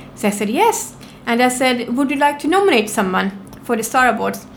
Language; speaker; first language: English; non-native, fluent; Norwegian